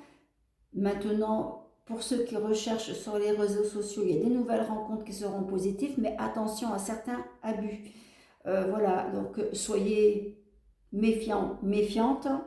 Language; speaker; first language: French; native; French